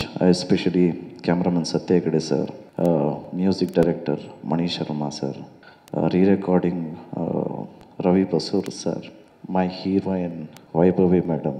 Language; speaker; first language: Telugu; non-native, learner; Kannada